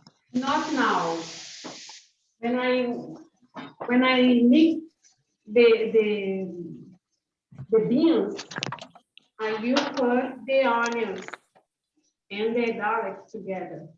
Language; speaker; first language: English; non-native, learner; Portuguese